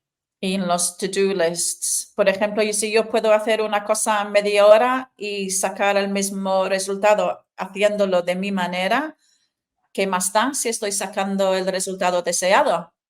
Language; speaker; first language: Spanish; non-native, fluent; English